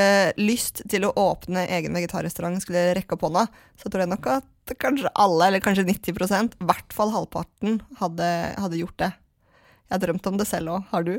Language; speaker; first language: Norwegian; native; Norwegian